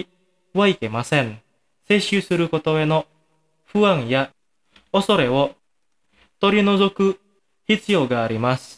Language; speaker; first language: Japanese; non-native, fluent; Indonesian